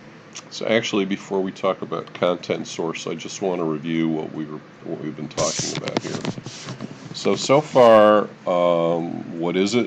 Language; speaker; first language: English; native; English